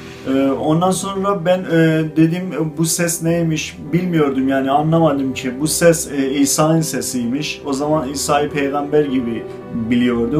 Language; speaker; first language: Turkish; non-native, learner; Azerbaijani